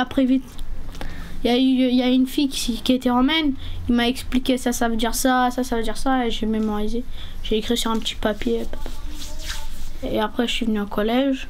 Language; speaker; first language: French; early bilingual, other home language; Romanian